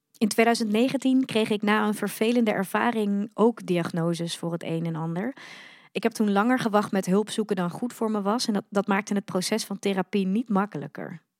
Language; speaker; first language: Dutch; early bilingual, other home language; Arabic